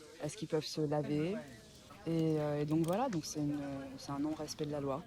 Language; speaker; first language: French; native; French